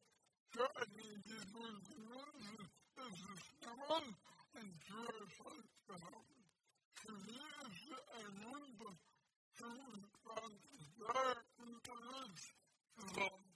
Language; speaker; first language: German; non-native, learner; Russian